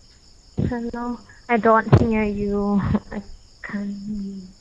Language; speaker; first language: English; non-native, learner; Thai